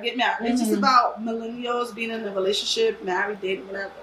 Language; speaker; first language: English; native; English